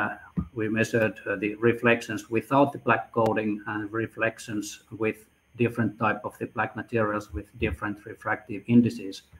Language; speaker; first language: English; non-native, fluent; Finnish